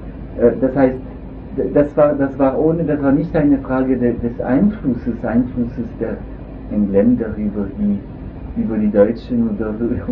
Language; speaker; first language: German; non-native, local second language; French